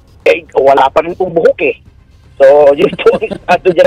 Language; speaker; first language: Filipino; native; Filipino